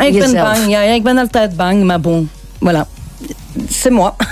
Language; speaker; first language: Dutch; non-native, local second language; French